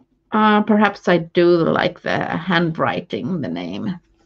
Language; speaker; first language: English; non-native, fluent; Swedish